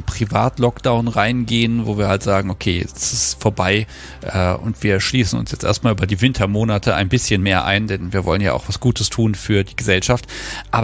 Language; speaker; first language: German; native; German